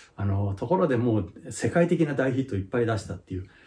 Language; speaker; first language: Japanese; native; Japanese